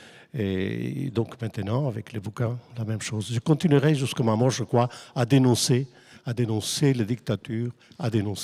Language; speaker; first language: French; non-native, fluent; Spanish